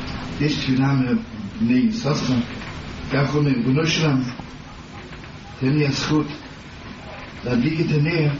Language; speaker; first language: Hebrew; non-native, learner; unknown